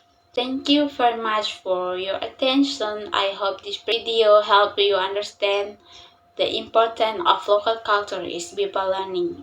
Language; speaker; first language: English; non-native, learner; Indonesian